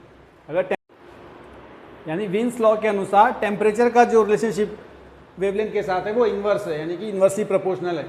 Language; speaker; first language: Hindi; native; Hindi